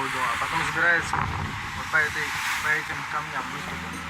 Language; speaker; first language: Russian; native; Russian